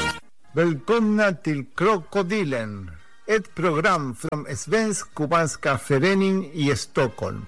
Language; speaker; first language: Swedish; non-native, fluent; Spanish